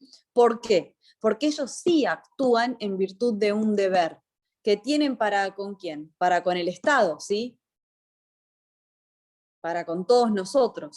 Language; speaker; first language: Spanish; native; Spanish